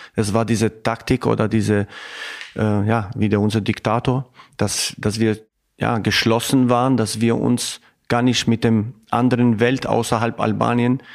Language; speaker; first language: German; non-native, fluent; Albanian